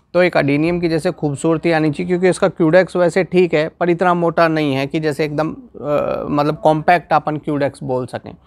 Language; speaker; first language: Hindi; non-native, local second language; Gujarati